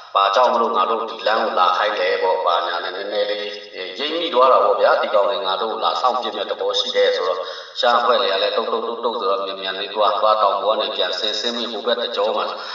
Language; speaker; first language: Burmese; non-native, local second language; Shan